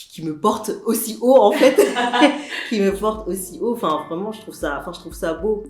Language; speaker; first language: French; native; French